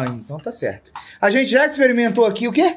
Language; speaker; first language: Portuguese; native; Portuguese